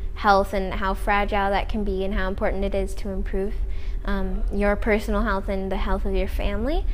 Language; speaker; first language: English; native; English